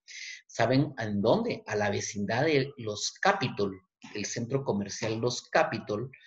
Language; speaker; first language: Spanish; native; Spanish